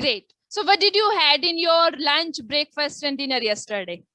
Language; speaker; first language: English; non-native, local second language; Hindi